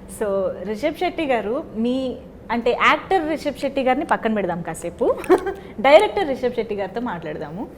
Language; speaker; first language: Telugu; native; Telugu